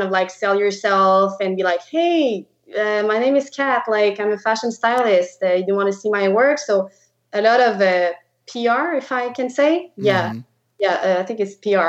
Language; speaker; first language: English; non-native, fluent; French